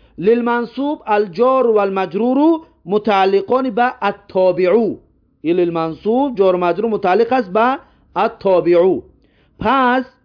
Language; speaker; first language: Persian; native; Persian